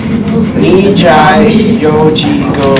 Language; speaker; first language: Chinese; non-native, learner; English